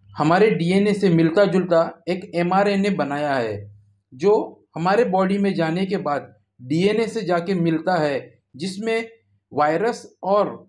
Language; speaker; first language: Hindi; native; Hindi